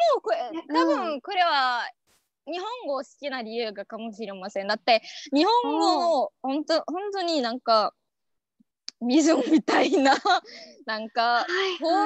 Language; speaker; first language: Japanese; non-native, learner; Arabic